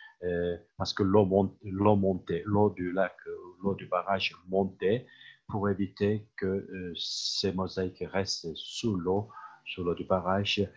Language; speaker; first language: French; non-native, fluent; Turkish